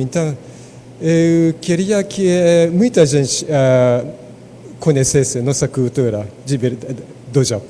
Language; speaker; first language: Portuguese; non-native, fluent; Japanese